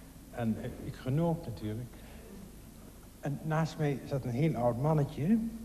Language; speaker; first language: Dutch; native; Dutch